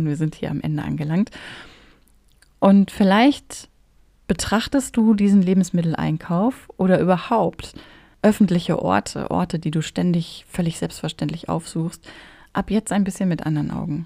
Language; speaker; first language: German; native; German